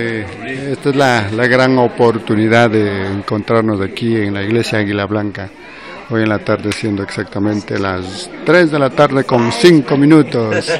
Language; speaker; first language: Spanish; native; Spanish